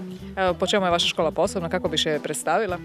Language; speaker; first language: Croatian; native; Croatian